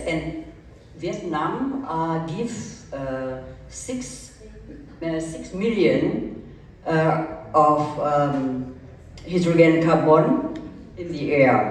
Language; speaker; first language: English; early bilingual, other home language; German